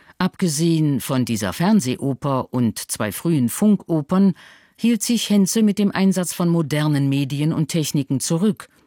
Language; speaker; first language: German; native; German